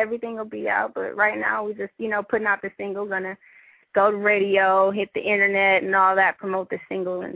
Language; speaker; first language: English; native; English